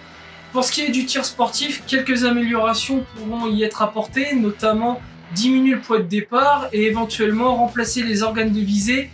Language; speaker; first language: French; native; French